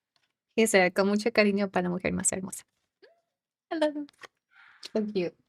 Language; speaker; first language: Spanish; early bilingual, heritage; Spanish